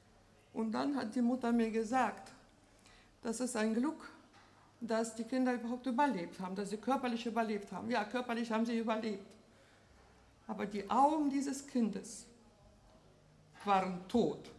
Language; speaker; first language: German; non-native, fluent; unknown